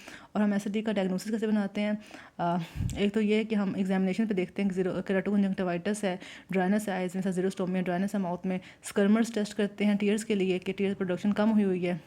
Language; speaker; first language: Hindi; native; Hindi